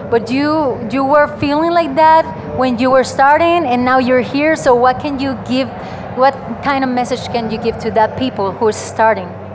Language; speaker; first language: English; non-native, fluent; Spanish